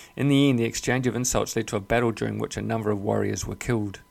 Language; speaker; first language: English; native; English